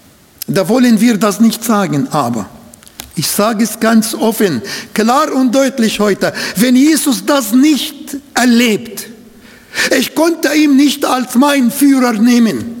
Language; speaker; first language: German; non-native, fluent; Arabic